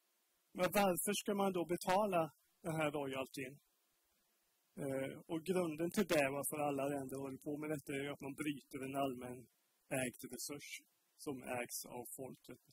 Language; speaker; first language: Swedish; native; Swedish